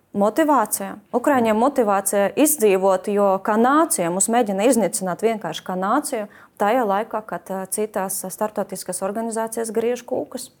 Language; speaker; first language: Latvian; non-native, fluent; Ukrainian